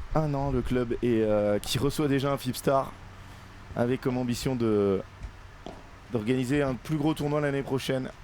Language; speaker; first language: French; native; French